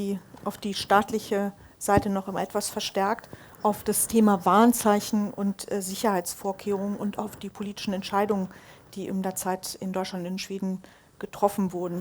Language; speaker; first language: German; native; German